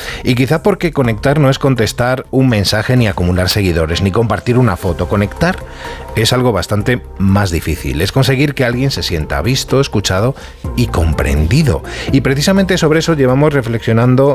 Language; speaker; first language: Spanish; native; Spanish